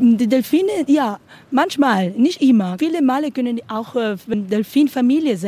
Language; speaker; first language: German; non-native, learner; Spanish